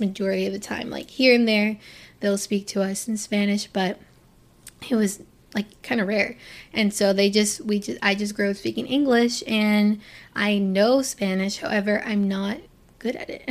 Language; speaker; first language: English; native; English